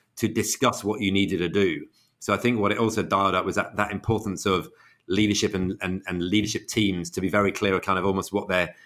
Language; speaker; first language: English; native; English